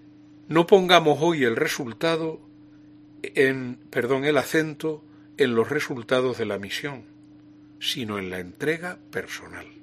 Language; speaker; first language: Spanish; native; Spanish